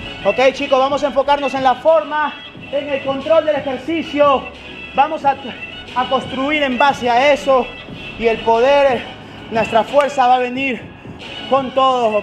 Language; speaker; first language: Spanish; early bilingual, heritage; Spanish